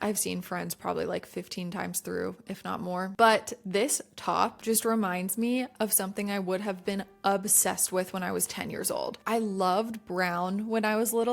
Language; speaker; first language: English; native; English